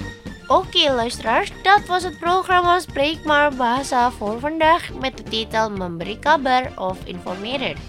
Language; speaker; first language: Dutch; non-native, learner; Indonesian